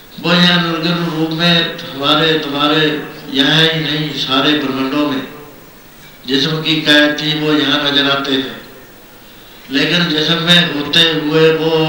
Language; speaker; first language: Hindi; non-native, local second language; Punjabi